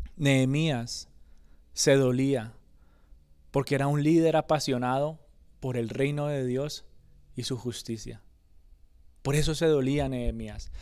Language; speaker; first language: Spanish; early bilingual, other home language; English